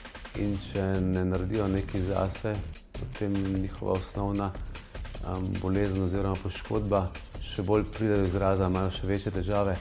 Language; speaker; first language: Slovenian; native; Slovenian